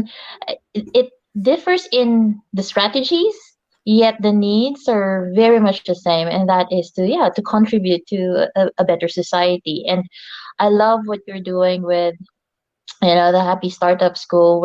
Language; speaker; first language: English; non-native, local second language; Filipino